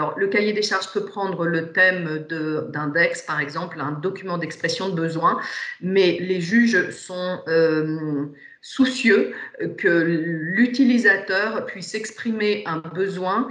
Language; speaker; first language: French; native; French